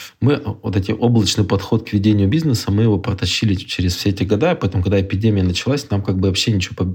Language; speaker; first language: Russian; native; Russian